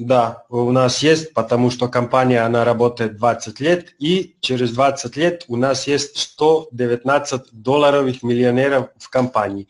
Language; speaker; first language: Russian; non-native, learner; Serbian